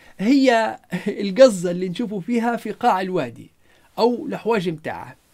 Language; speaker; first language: Arabic; non-native, local second language; Berber languages